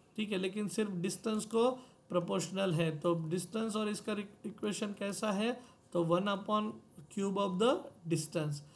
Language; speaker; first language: Hindi; non-native, local second language; Marathi